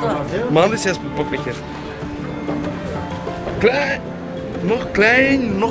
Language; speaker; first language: Dutch; non-native, learner; Bulgarian